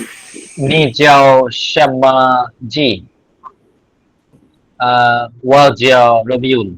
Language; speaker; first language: Chinese; non-native, learner; Bangla